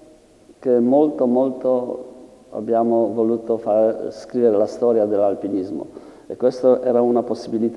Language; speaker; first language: Italian; non-native, learner; Polish